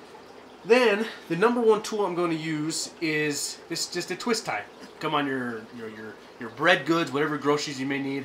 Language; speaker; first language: English; native; English